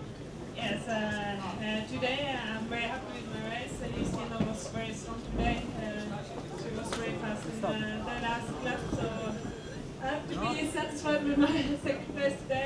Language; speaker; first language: English; non-native, fluent; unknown